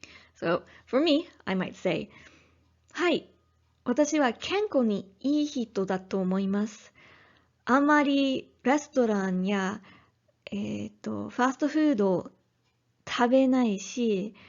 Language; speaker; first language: Japanese; non-native, learner; English